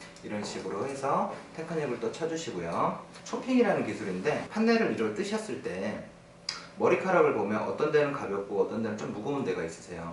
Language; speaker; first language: Korean; native; Korean